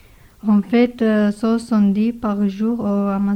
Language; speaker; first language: French; non-native, learner; Arabic